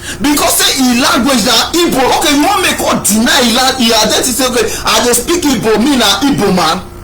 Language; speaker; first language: Nigerian Pidgin; non-native, local second language; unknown